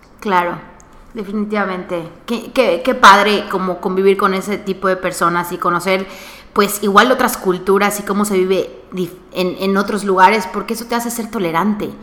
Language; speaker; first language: Spanish; native; Spanish